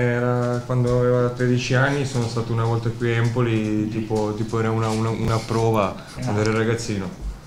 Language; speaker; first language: Italian; non-native, learner; Croatian